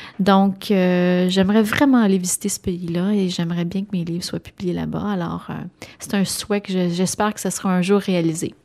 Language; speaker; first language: French; native; French